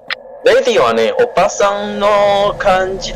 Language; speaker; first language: Japanese; non-native, learner; Chinese